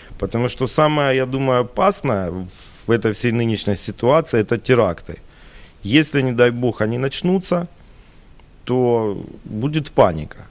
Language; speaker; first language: Russian; native; Russian